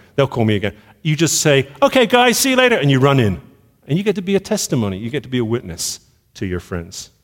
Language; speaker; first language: English; native; English